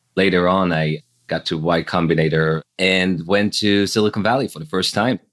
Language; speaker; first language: English; non-native, fluent; Hebrew